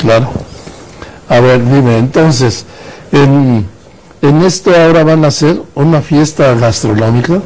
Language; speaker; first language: Spanish; native; Spanish